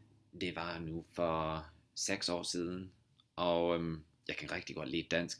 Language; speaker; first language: Danish; non-native, fluent; English